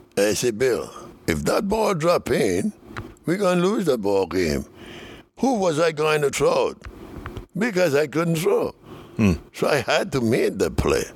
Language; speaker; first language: English; non-native, fluent; Spanish